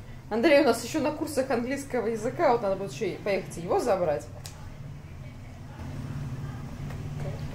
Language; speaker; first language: Russian; native; Russian